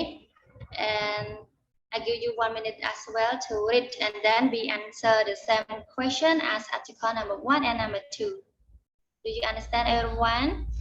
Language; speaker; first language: English; non-native, learner; Khmer